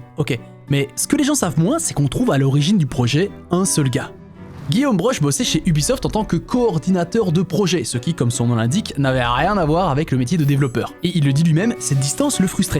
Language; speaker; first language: French; native; French